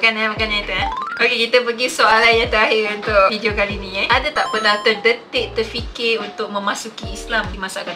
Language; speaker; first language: Malay; native; Malay